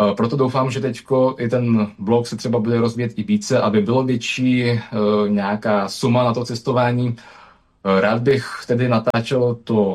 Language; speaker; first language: Czech; native; Czech